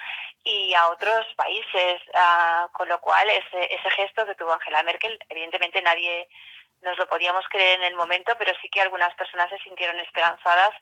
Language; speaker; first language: Spanish; native; Spanish